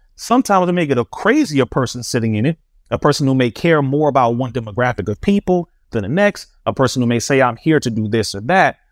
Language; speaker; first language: English; native; English